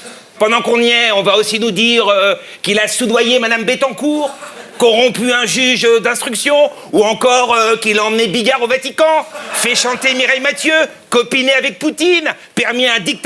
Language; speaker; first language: French; native; French